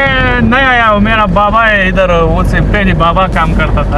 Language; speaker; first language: Hindi; non-native, fluent; Pashto